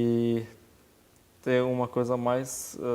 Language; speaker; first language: Portuguese; non-native, fluent; Arabic